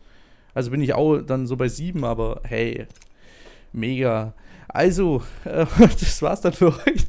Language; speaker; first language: German; native; German